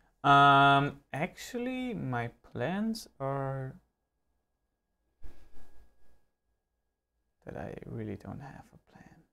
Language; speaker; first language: English; non-native, fluent; German